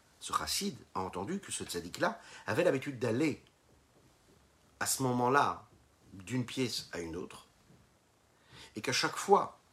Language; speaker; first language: French; native; French